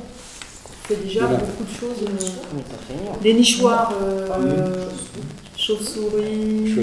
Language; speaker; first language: French; native; French